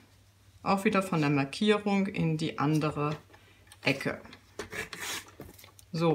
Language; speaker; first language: German; native; German